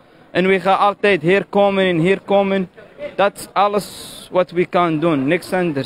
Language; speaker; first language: Dutch; non-native, learner; Arabic